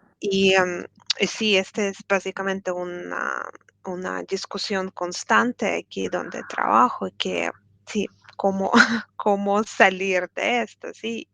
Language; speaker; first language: Spanish; non-native, fluent; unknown